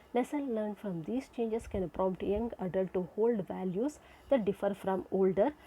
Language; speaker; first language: English; non-native, local second language; Kannada